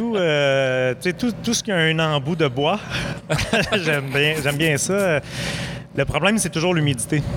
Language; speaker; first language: French; native; French